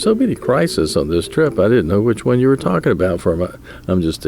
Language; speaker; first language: English; native; English